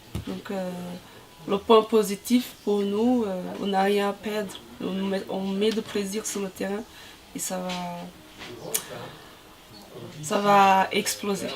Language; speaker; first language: French; non-native, fluent; Portuguese